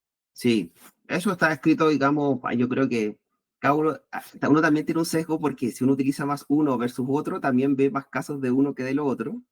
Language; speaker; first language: Spanish; native; Spanish